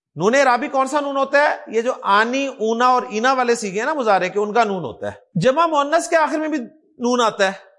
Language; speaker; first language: Urdu; native; Urdu